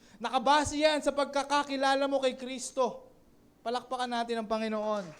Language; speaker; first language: Filipino; native; Filipino